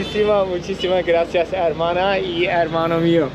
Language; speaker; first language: Spanish; non-native, learner; Turkish